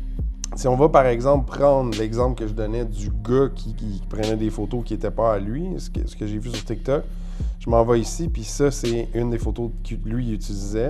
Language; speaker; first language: French; native; French